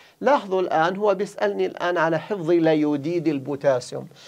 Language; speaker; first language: Arabic; native; Arabic